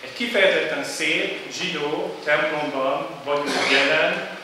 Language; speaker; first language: Hungarian; non-native, fluent; German